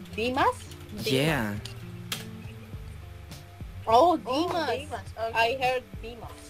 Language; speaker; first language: English; non-native, fluent; Uzbek